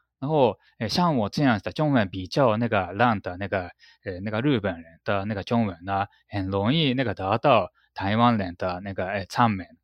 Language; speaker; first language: Chinese; non-native, fluent; Japanese